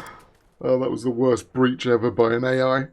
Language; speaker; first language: English; native; English